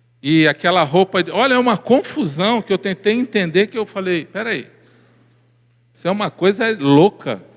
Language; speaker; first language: Portuguese; native; Portuguese